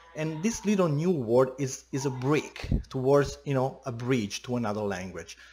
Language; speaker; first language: English; non-native, fluent; Italian